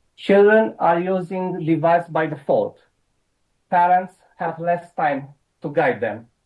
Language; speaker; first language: English; non-native, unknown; Romanian